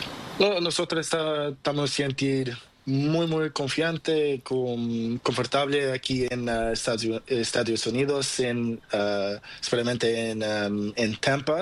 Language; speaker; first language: Spanish; non-native, learner; Portuguese